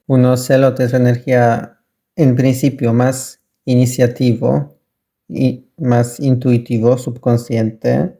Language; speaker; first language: Spanish; non-native, learner; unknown